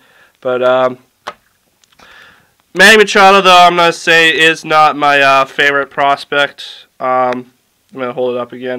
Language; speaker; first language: English; native; English